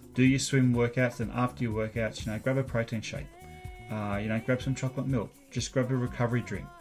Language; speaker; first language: English; native; English